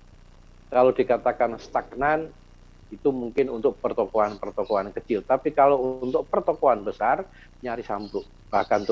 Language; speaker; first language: Indonesian; native; Indonesian